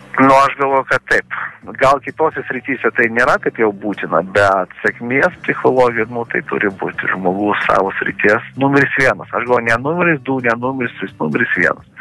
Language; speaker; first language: Lithuanian; early bilingual, heritage; Lithuanian